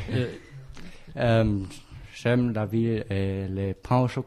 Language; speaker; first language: French; non-native, learner; German